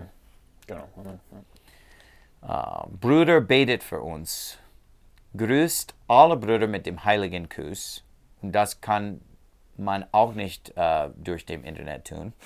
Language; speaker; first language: German; non-native, learner; English